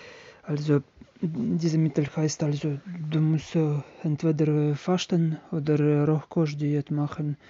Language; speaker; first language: German; non-native, learner; Ukrainian